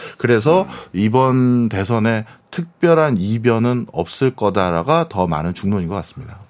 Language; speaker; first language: Korean; native; Korean